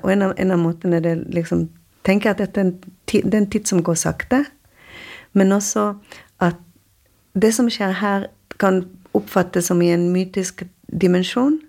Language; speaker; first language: Norwegian; non-native, fluent; Spanish